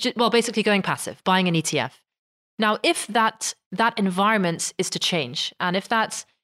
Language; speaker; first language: English; native; English